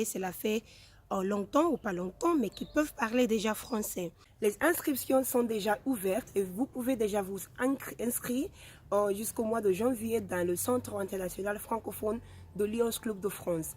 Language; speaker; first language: French; non-native, fluent; Spanish